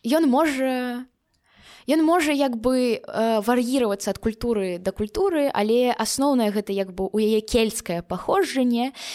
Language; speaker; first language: Belarusian; non-native, local second language; Russian